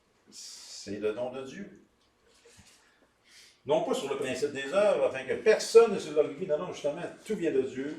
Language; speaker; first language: French; native; French